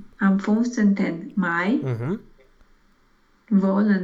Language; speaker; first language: German; non-native, learner; Romanian